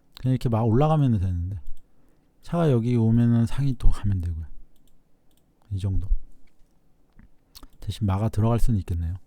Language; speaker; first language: Korean; native; Korean